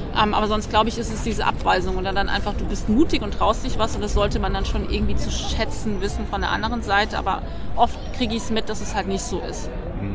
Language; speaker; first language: German; native; German